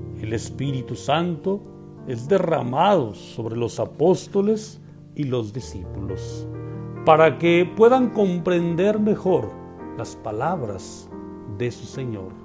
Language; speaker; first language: Spanish; native; Spanish